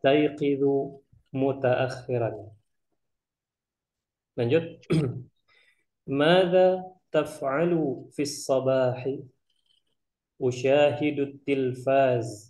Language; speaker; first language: Arabic; non-native, fluent; Indonesian